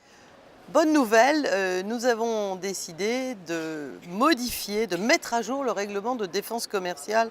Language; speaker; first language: French; native; French